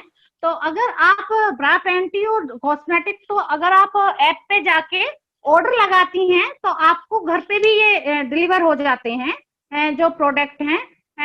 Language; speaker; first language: Hindi; native; Hindi